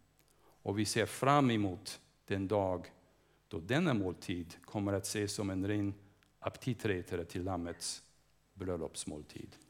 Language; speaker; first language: Swedish; non-native, fluent; English